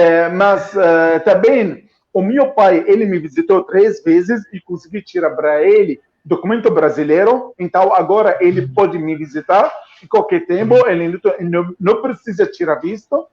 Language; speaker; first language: Portuguese; non-native, fluent; Arabic